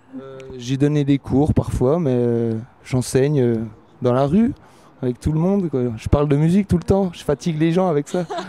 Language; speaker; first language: French; native; French